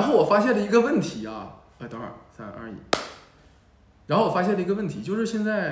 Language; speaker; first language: Chinese; native; Chinese